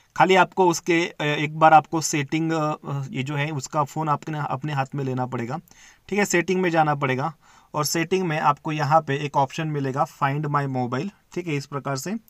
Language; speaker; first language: Hindi; non-native, local second language; Marathi